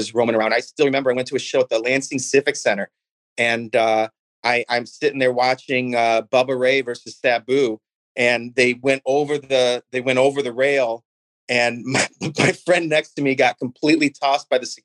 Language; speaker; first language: English; native; English